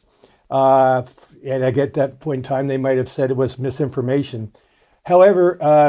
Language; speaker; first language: English; native; English